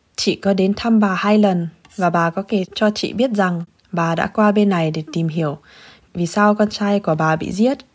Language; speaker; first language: Vietnamese; early bilingual, heritage; Vietnamese